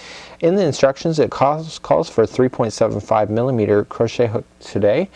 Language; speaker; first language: English; native; English